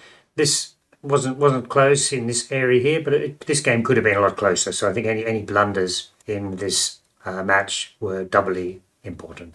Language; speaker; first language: English; native; English